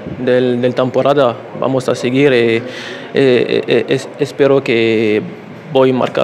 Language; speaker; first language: Spanish; non-native, learner; French